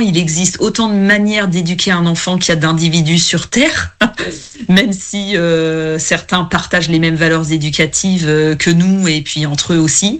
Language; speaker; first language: French; native; French